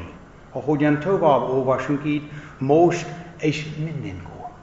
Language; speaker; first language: Hungarian; non-native, fluent; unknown